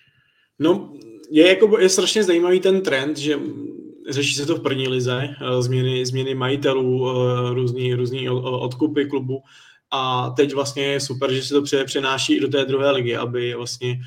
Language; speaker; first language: Czech; native; Czech